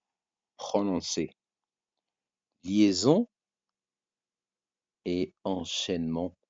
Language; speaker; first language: French; non-native, fluent; Arabic